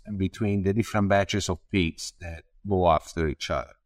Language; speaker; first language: English; non-native, fluent; Italian